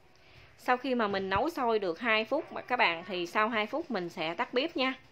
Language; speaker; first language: Vietnamese; native; Vietnamese